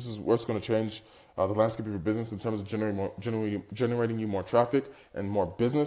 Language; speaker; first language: English; native; English